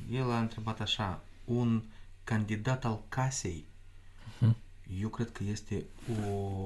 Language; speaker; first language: Romanian; non-native, local second language; Russian